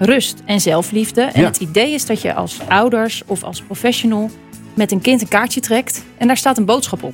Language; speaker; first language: Dutch; native; Dutch